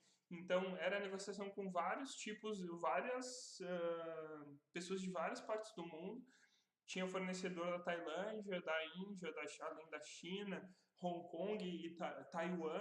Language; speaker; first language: Portuguese; native; Portuguese